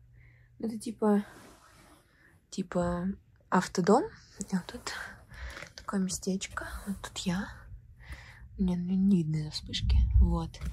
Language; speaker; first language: Russian; native; Russian